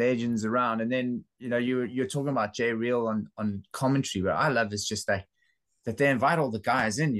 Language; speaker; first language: English; native; English